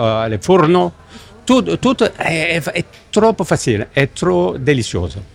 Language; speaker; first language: Italian; non-native, learner; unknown